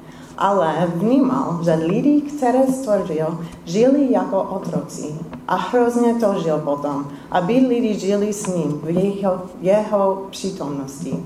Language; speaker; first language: Czech; non-native, fluent; English